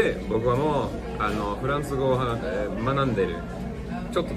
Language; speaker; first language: Japanese; non-native, learner; English